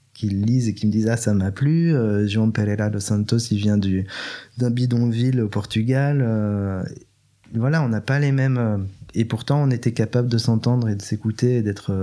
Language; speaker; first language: French; native; French